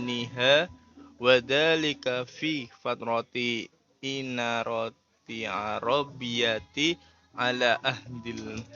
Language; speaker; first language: Arabic; non-native, learner; Indonesian